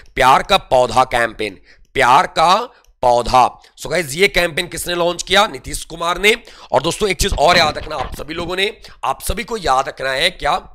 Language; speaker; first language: Hindi; native; Hindi